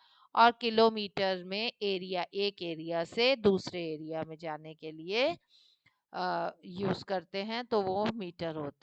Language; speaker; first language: Hindi; native; Hindi